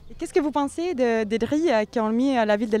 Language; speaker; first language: French; native; French